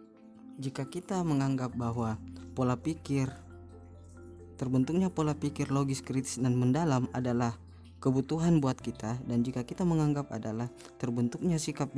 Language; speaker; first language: Indonesian; native; Indonesian